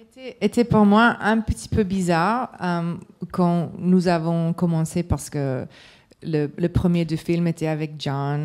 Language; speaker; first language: French; non-native, learner; English